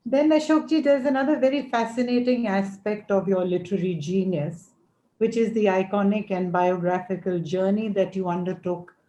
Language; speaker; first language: English; non-native, local second language; Hindi